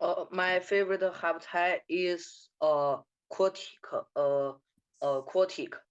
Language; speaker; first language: English; non-native, learner; Chinese